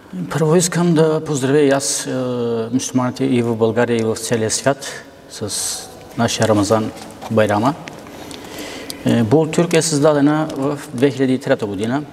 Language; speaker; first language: Bulgarian; non-native, local second language; Turkish